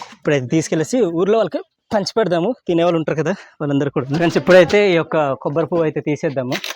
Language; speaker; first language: Telugu; non-native, local second language; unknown